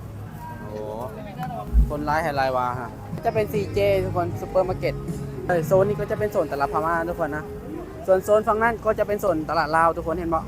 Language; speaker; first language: Thai; non-native, local second language; Northeastern Thai